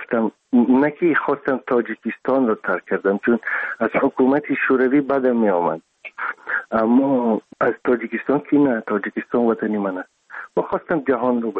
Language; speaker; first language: Persian; non-native, local second language; Russian